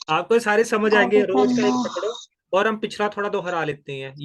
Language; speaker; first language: Hindi; non-native, local second language; Punjabi